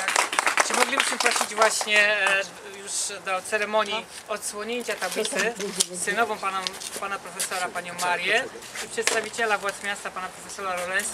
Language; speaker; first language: Polish; native; Polish